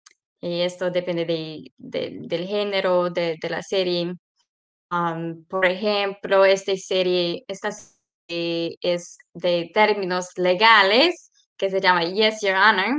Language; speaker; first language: Spanish; non-native, fluent; English